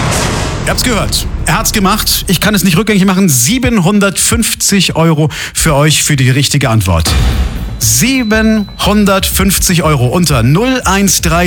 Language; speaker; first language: German; native; German